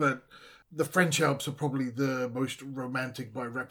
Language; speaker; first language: English; native; English